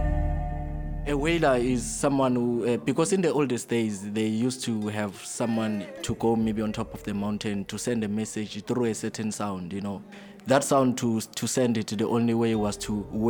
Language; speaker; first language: English; non-native, local second language; Zulu